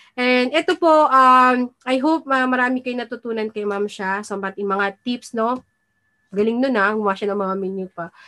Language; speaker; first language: Filipino; native; Filipino